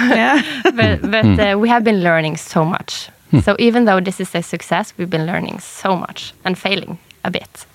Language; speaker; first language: English; non-native, fluent; Norwegian